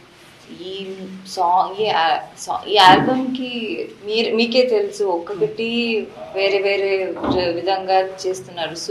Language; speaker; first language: Telugu; non-native, fluent; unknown